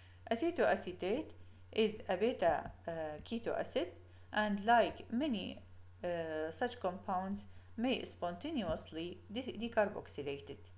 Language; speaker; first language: English; non-native, fluent; Arabic